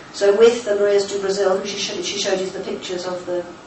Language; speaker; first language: English; native; English